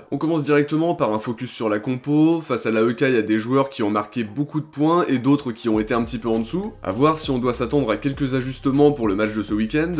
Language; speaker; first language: French; native; French